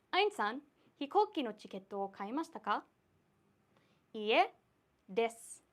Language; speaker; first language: Japanese; non-native, fluent; English